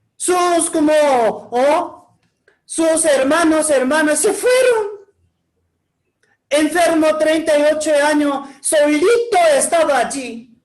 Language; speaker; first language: Spanish; non-native, learner; Korean